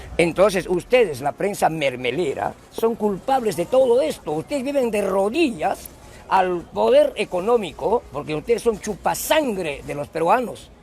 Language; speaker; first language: Spanish; non-native, local second language; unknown